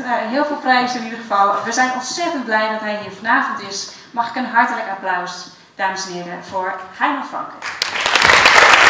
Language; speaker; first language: Dutch; native; Dutch